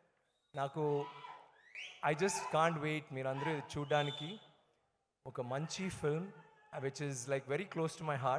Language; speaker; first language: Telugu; non-native, learner; Tamil